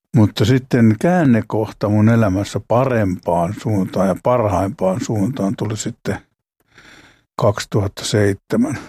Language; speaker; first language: Finnish; native; Finnish